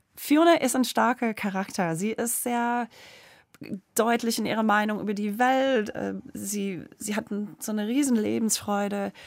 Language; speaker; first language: German; non-native, fluent; English